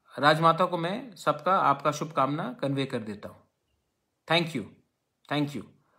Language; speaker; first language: Hindi; non-native, local second language; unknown